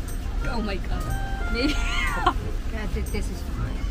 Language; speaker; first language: English; non-native, learner; Korean